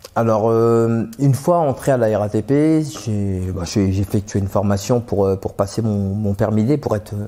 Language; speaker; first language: French; native; French